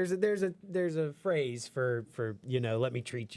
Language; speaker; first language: English; native; English